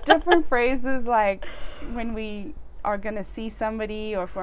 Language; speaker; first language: English; native; English